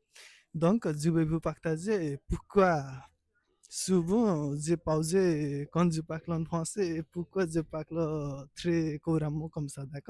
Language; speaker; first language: French; non-native, learner; Nepali